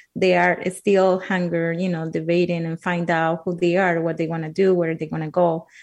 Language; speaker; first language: English; non-native, fluent; Spanish